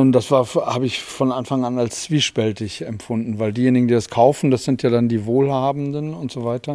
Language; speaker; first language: German; native; German